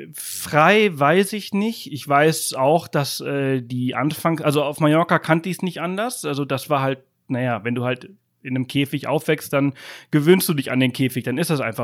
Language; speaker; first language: German; native; German